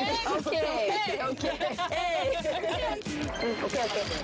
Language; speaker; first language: Korean; non-native, learner; English